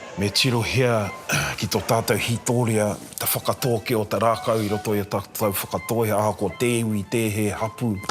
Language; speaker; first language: Māori; non-native, local second language; English